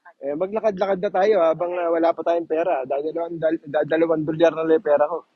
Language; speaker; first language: Filipino; native; Filipino